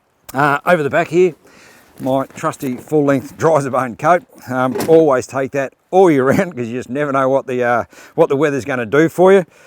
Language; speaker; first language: English; native; English